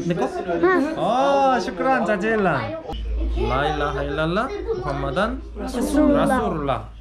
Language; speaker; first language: Arabic; non-native, learner; Korean